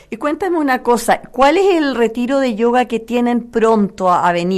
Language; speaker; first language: Spanish; native; Spanish